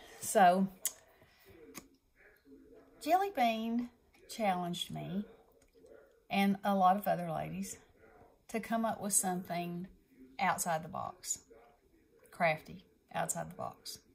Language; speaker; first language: English; native; English